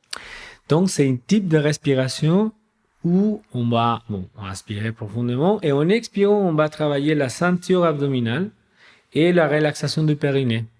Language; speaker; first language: French; non-native, fluent; Spanish